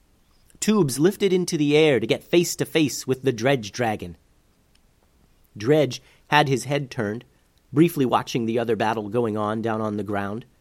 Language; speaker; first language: English; native; English